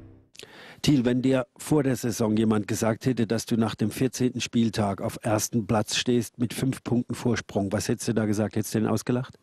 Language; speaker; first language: German; native; German